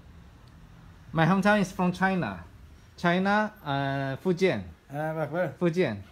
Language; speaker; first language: English; non-native, learner; Chinese